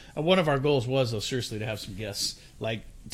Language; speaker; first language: English; native; English